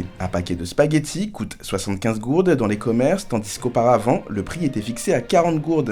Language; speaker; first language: French; non-native, local second language; Haitian Creole